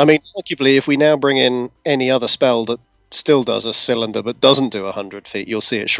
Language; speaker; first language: English; native; English